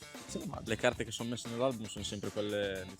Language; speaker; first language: Italian; native; Italian